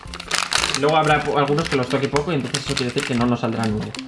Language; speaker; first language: Spanish; native; Spanish